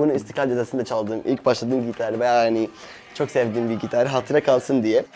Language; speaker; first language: Turkish; non-native, fluent; Arabic